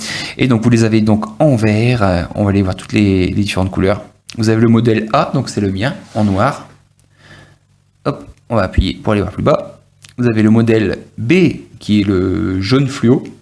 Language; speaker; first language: French; native; French